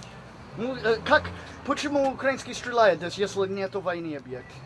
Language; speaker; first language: Russian; non-native, learner; English